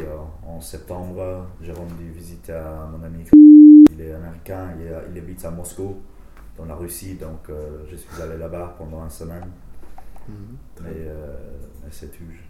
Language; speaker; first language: French; non-native, fluent; English